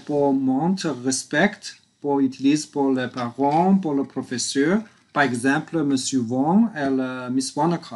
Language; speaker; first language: French; non-native, learner; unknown